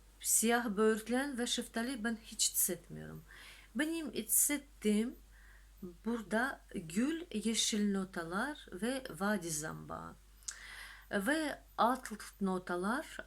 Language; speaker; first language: Turkish; non-native, fluent; Russian